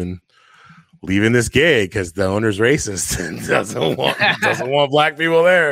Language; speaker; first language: English; native; English